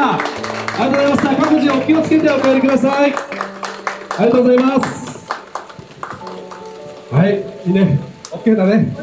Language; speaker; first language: Japanese; native; Japanese